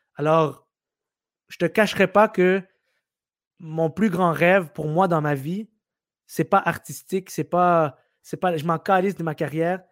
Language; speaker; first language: French; early bilingual, other home language; Arabic